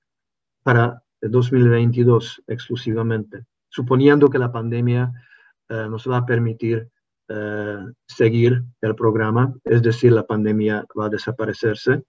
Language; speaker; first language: Spanish; non-native, fluent; Hungarian